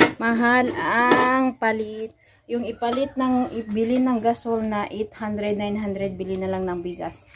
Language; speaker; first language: Filipino; non-native, local second language; Cebuano